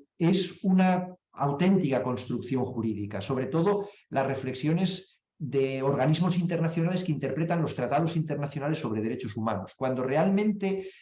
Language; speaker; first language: Spanish; native; Spanish